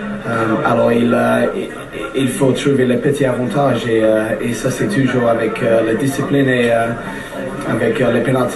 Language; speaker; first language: French; non-native, fluent; English